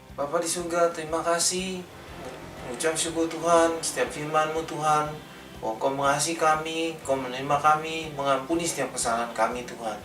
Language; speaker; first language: Indonesian; native; Indonesian